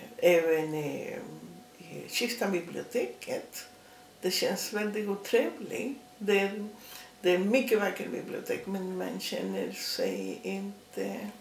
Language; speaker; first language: Swedish; non-native, fluent; Spanish